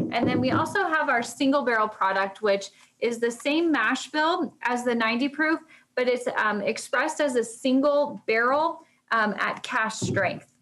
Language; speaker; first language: English; native; English